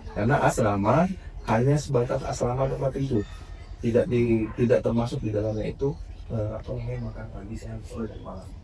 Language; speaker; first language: Indonesian; native; Indonesian